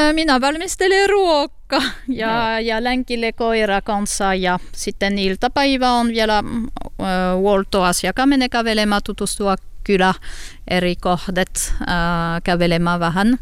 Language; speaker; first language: Finnish; non-native, learner; French